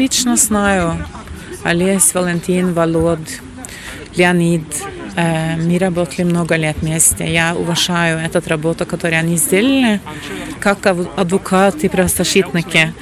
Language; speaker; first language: Russian; non-native, fluent; Norwegian